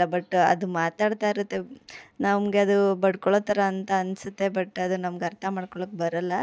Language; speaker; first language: Kannada; native; Kannada